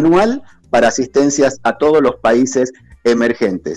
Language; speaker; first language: Spanish; native; Spanish